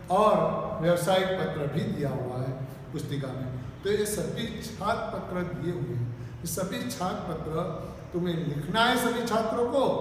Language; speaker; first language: Hindi; non-native, local second language; Gujarati